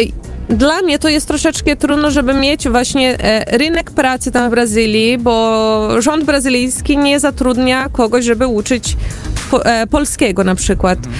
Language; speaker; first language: Polish; early bilingual, heritage; Portuguese